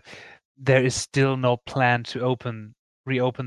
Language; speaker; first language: English; non-native, fluent; German